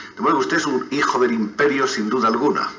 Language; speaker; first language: Spanish; native; Spanish